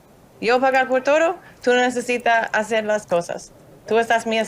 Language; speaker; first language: Spanish; non-native, learner; English